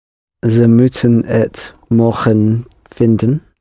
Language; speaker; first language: Dutch; non-native, learner; English